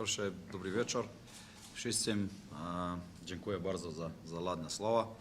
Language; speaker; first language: Polish; non-native, learner; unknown